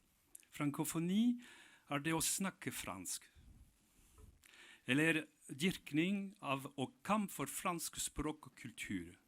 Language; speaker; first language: Norwegian; non-native, fluent; French